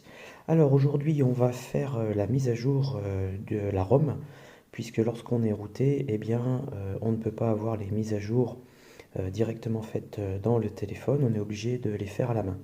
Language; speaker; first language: French; native; French